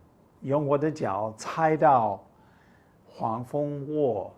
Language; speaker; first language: Chinese; non-native, fluent; English